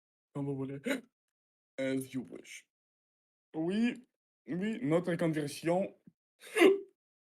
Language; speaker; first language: French; non-native, learner; Russian